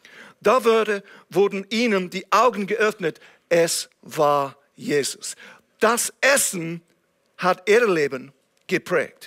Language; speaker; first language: German; non-native, fluent; English